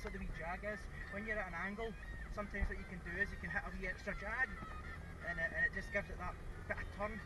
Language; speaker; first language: English; native; English